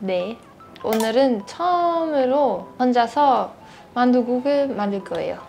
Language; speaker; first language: Korean; non-native, learner; German